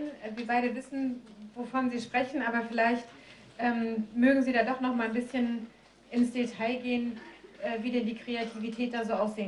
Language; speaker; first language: German; native; German